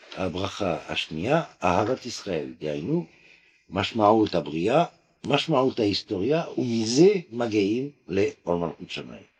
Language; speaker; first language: Hebrew; non-native, fluent; French